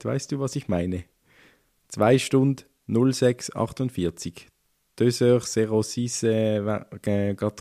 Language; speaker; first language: German; native; German